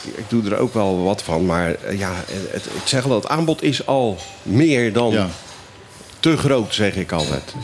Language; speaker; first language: Dutch; native; Dutch